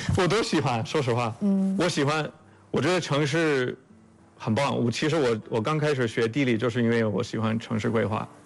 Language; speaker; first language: Chinese; non-native, fluent; English